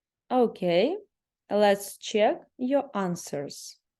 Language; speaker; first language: English; non-native, fluent; Ukrainian